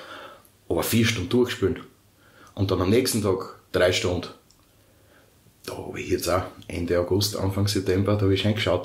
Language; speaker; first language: German; native; German